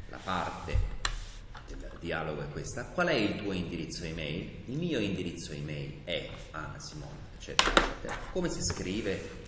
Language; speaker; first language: Italian; native; Italian